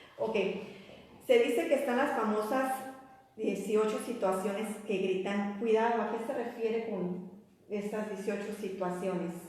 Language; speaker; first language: Spanish; native; Spanish